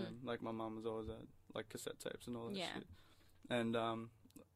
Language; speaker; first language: English; non-native, local second language; Filipino